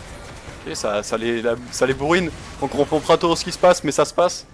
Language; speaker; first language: French; native; French